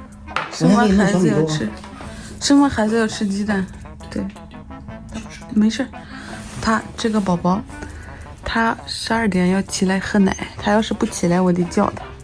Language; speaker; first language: Chinese; non-native, fluent; French